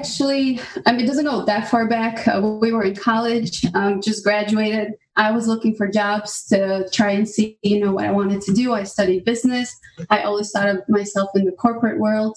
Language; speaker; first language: English; non-native, fluent; Albanian